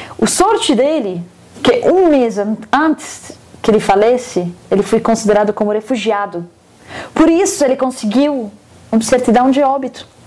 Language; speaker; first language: Portuguese; non-native, fluent; Arabic